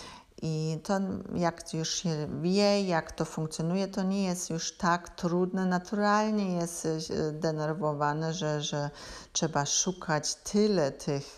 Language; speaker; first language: Polish; non-native, learner; German